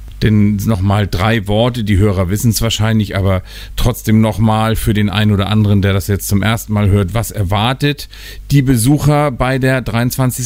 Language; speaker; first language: German; native; German